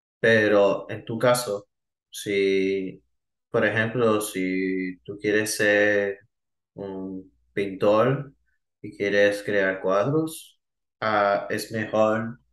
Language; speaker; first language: Spanish; early bilingual, heritage; Spanish